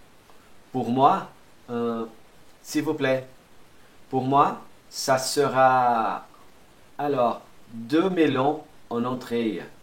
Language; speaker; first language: French; non-native, fluent; Portuguese